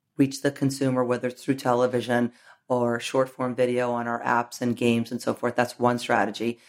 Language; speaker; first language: English; native; English